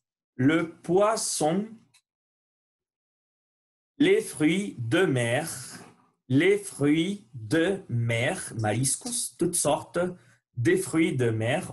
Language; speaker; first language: French; non-native, learner; Spanish